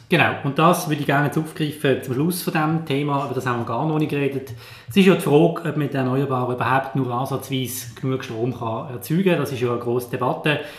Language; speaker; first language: German; native; German